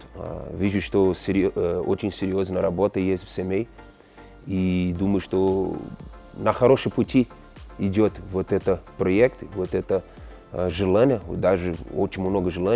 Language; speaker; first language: Russian; non-native, learner; Portuguese